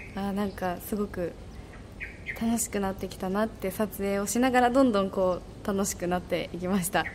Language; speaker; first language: Japanese; native; Japanese